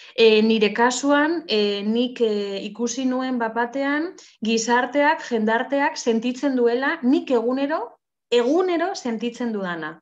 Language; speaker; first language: Basque; non-native, local second language; Spanish